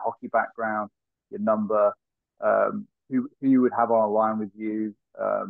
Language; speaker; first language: English; native; English